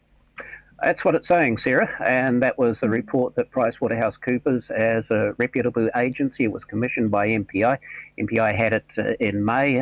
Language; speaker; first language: English; native; English